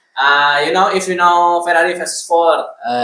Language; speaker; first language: English; non-native, learner; Indonesian